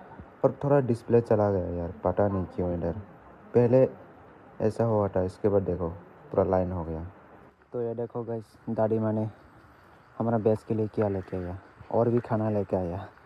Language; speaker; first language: Hindi; non-native, learner; Kok Borok